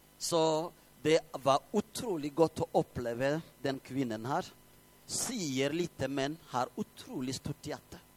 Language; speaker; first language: Norwegian; non-native, fluent; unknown